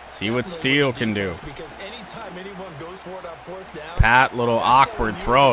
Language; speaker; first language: English; native; English